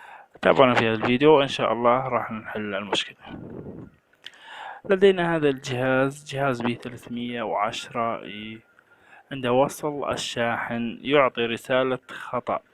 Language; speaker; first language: Arabic; native; Arabic